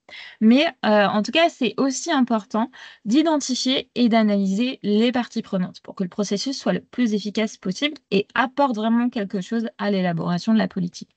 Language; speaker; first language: French; native; French